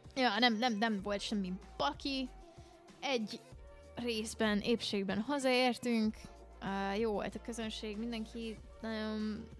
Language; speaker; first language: Hungarian; native; Hungarian